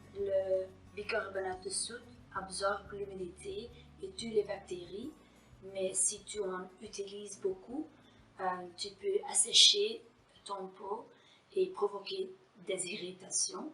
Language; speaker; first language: French; non-native, fluent; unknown